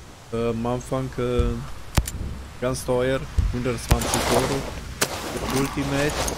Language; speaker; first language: German; non-native, fluent; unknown